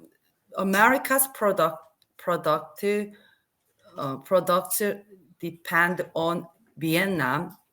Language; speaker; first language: English; non-native, learner; Korean